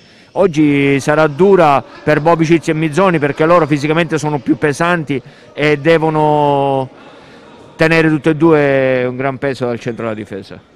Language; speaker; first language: Italian; native; Italian